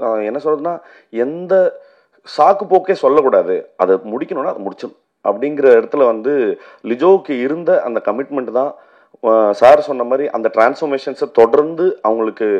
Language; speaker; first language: Tamil; native; Tamil